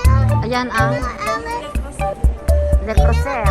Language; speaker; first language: Filipino; native; Filipino